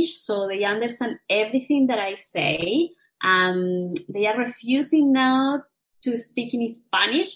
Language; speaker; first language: English; non-native, fluent; Spanish